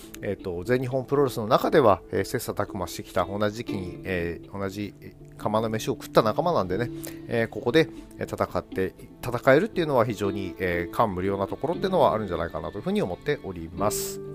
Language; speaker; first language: Japanese; native; Japanese